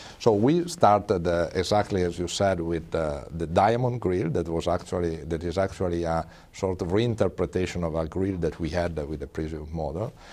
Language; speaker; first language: English; non-native, fluent; Italian